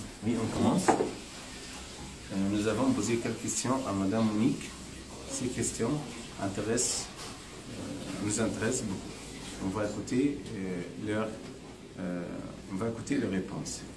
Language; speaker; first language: French; non-native, learner; Arabic